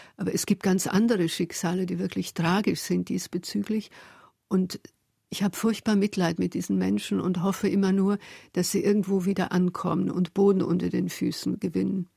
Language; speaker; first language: German; early bilingual, other home language; Hungarian